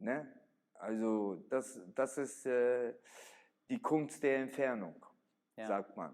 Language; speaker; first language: German; early bilingual, other home language; Italian